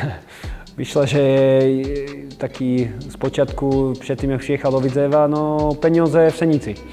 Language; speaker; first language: Polish; non-native, learner; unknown